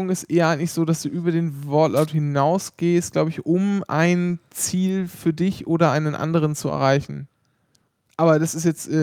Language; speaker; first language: German; native; German